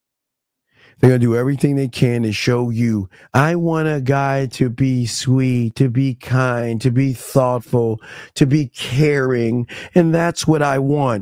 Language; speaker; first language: English; native; English